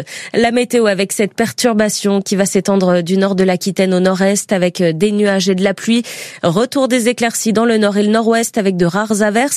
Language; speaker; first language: French; native; French